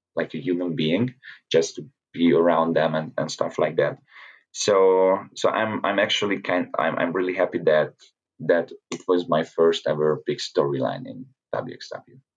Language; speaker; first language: English; non-native, fluent; Hungarian